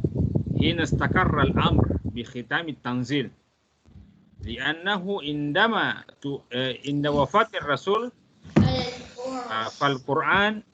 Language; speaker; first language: Arabic; non-native, fluent; Malay